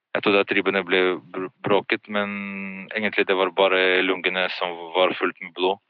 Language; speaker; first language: Norwegian; non-native, fluent; Ukrainian